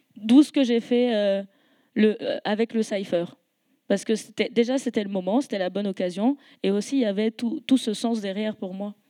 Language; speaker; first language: French; native; French